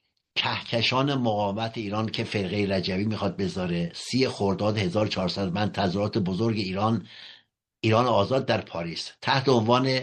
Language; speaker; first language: Persian; native; Persian